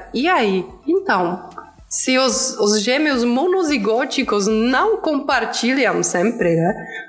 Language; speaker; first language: Portuguese; non-native, fluent; Czech